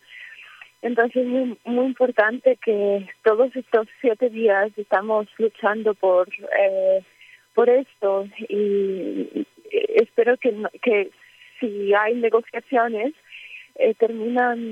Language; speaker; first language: Spanish; early bilingual, heritage; Ukrainian